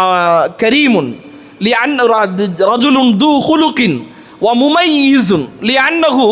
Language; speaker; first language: Arabic; non-native, fluent; Tamil